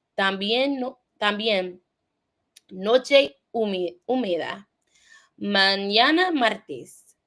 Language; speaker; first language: Spanish; non-native, learner; English